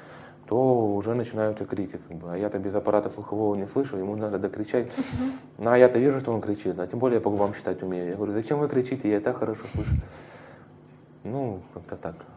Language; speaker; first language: Russian; native; Russian